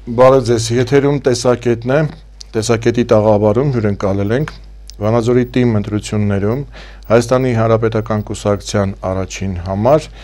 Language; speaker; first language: Armenian; native; Armenian